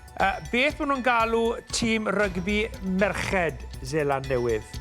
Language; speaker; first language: Welsh; native; Welsh